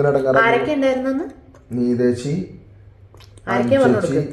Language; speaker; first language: Malayalam; native; Malayalam